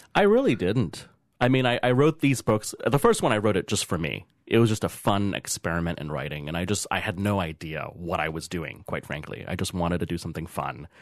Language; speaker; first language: English; early bilingual, other home language; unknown